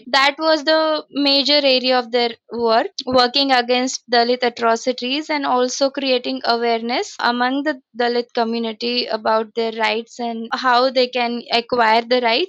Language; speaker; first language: English; non-native, local second language; Marathi